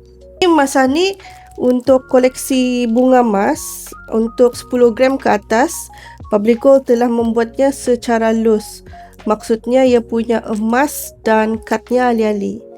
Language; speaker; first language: Malay; native; Malay